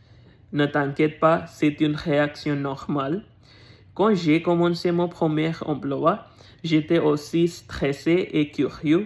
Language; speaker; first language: French; non-native, learner; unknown